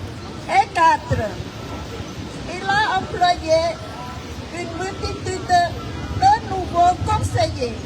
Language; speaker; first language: French; non-native, fluent; Khmer